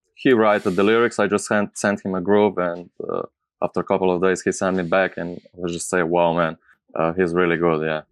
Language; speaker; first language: English; non-native, fluent; Slovenian